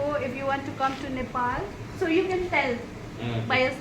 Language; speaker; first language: English; non-native, local second language; Khasi